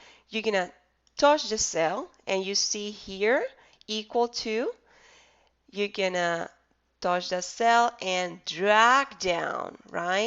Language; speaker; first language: English; non-native, fluent; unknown